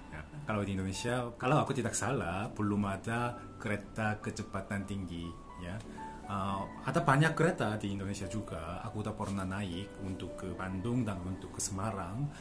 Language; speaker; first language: Indonesian; non-native, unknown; Korean